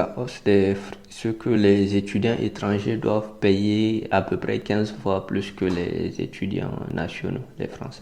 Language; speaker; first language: French; non-native, local second language; Hausa